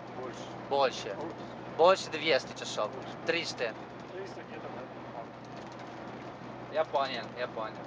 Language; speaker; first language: Russian; non-native, learner; Italian